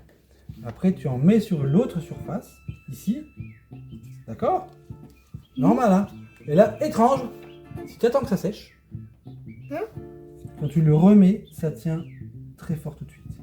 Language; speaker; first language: French; native; French